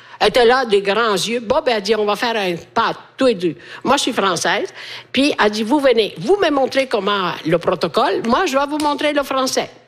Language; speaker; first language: French; non-native, fluent; Italian